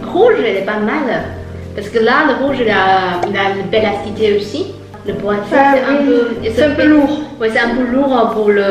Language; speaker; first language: French; non-native, fluent; Chinese